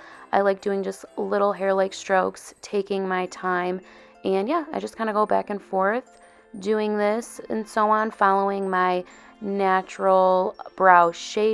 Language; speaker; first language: English; native; English